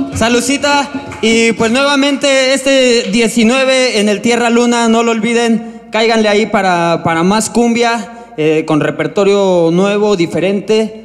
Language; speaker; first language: Spanish; native; Spanish